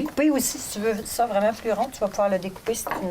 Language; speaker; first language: French; native; French